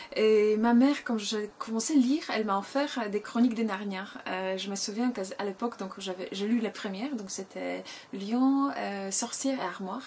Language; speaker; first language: French; non-native, fluent; Polish